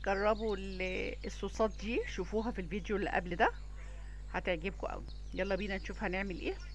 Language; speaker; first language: Arabic; native; Arabic